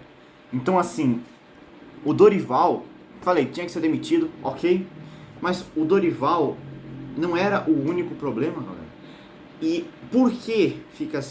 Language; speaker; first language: Portuguese; native; Portuguese